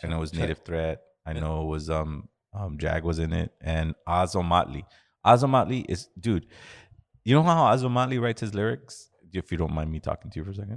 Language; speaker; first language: English; early bilingual, other home language; Spanish